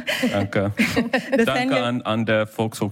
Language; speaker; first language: German; non-native, learner; English